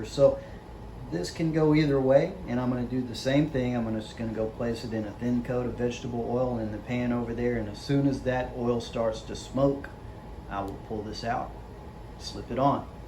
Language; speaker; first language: English; native; English